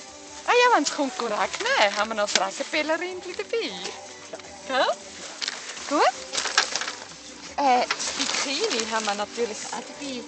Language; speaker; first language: German; native; German